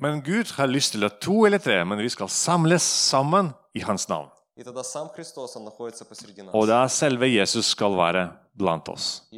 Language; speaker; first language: Norwegian; non-native, fluent; Russian